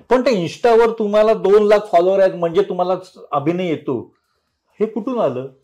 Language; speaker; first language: Marathi; native; Marathi